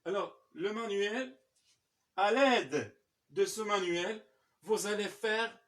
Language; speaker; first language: French; non-native, local second language; Arabic